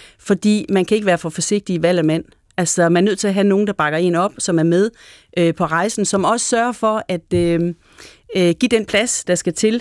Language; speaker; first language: Danish; native; Danish